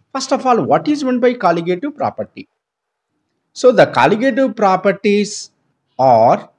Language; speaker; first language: English; non-native, local second language; Telugu